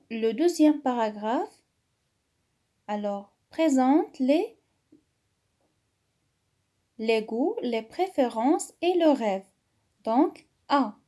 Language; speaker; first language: French; non-native, local second language; Arabic